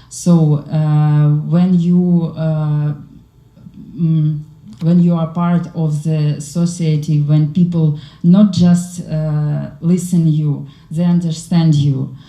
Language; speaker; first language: English; non-native, learner; Ukrainian